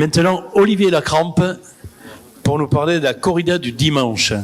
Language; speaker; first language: French; native; French